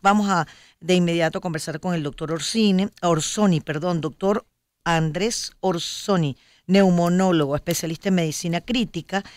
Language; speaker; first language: Spanish; native; Spanish